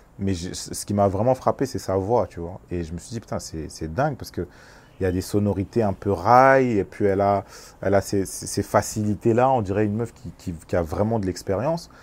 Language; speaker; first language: French; early bilingual, other home language; Lingala